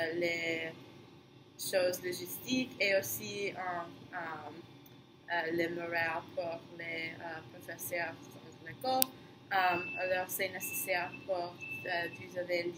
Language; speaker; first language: French; non-native, learner; English